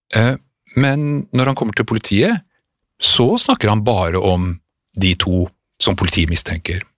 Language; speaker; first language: Norwegian; native; Norwegian